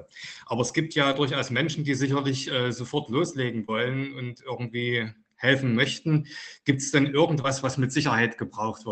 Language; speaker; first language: German; native; German